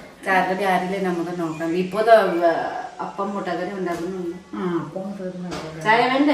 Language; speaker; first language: Malayalam; non-native, learner; Nepali